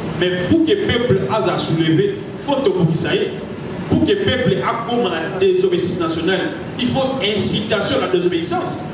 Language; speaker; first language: French; non-native, local second language; Lingala